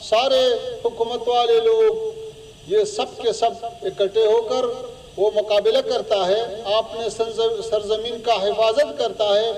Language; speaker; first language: Hindi; non-native, fluent; Pashto